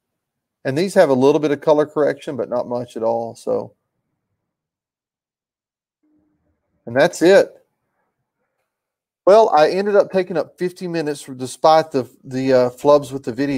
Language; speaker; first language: English; native; English